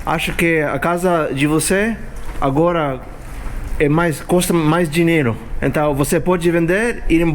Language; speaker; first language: Portuguese; non-native, learner; English